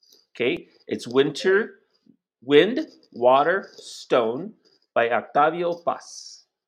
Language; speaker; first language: English; native; English